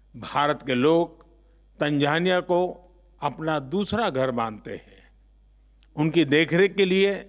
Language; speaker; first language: Hindi; non-native, local second language; Gujarati